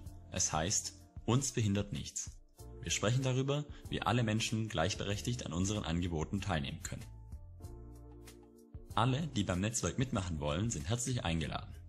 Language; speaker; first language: German; native; German